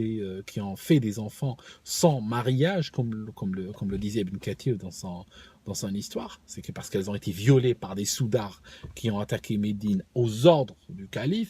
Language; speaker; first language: French; native; French